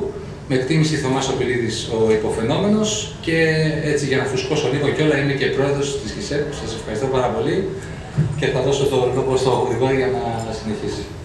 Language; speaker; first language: Greek; native; Greek